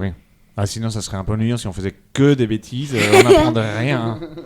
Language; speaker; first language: French; native; French